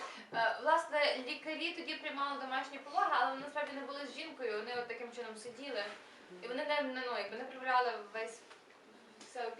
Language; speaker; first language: Ukrainian; native; Ukrainian